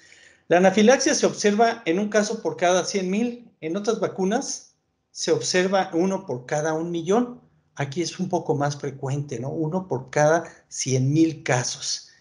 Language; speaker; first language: Spanish; native; Spanish